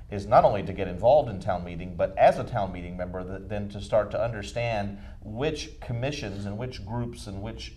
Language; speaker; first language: English; native; English